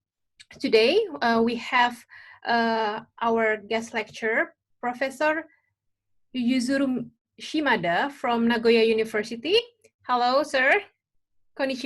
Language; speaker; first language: English; non-native, local second language; Indonesian